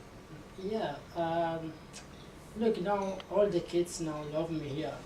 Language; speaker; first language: English; non-native, learner; Arabic